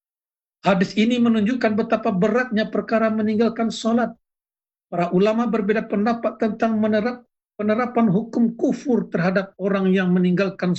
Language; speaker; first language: Indonesian; native; Indonesian